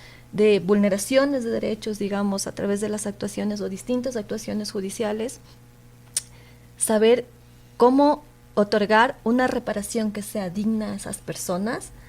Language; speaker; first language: Spanish; native; Spanish